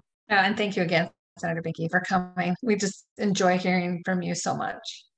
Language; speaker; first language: English; native; English